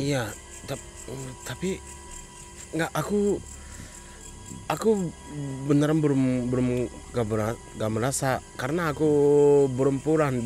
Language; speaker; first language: Indonesian; non-native, learner; Japanese